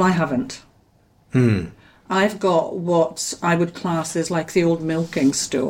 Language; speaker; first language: English; native; English